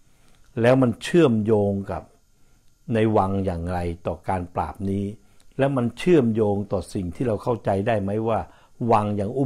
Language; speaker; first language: Thai; native; Thai